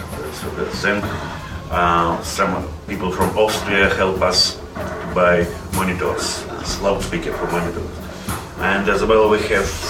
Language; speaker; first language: English; non-native, learner; Russian